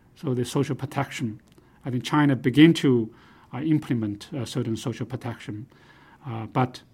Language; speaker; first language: English; non-native, fluent; Chinese